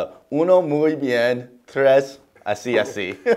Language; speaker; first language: Spanish; non-native, learner; English